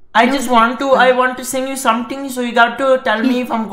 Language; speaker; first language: English; non-native, learner; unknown